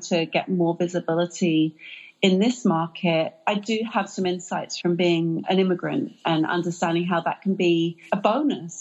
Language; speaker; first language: English; native; English